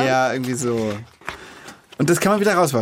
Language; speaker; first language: German; native; German